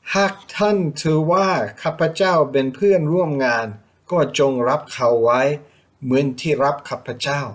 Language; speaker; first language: Thai; non-native, fluent; English